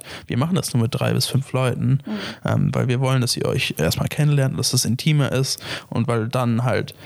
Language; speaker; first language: German; native; German